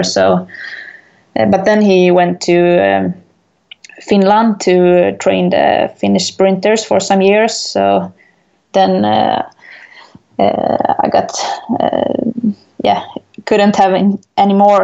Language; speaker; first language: English; non-native, fluent; Swedish